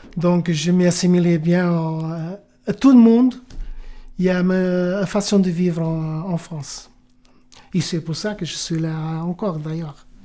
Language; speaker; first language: French; non-native, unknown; Portuguese